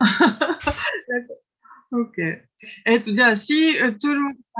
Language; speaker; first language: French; non-native, fluent; Japanese